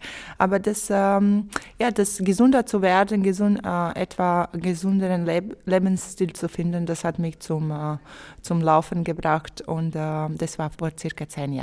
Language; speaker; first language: German; non-native, fluent; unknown